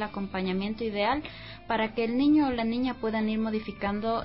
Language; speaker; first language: Spanish; native; Spanish